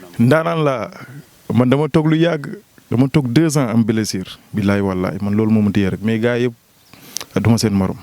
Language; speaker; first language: Wolof; non-native, local second language; Jola-Fonyi